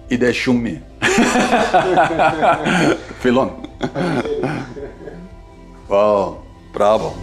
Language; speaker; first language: Albanian; non-native, learner; English